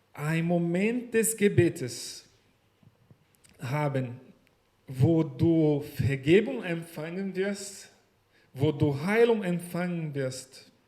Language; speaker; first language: German; non-native, learner; Portuguese